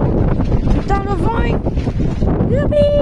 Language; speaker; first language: French; native; French